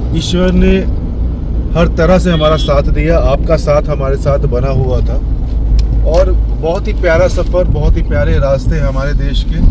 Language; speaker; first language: Hindi; native; Hindi